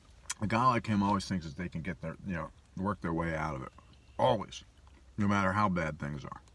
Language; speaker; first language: English; native; English